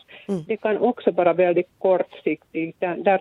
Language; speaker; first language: Swedish; non-native, local second language; Finnish